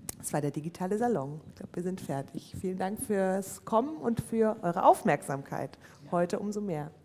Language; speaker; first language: German; native; German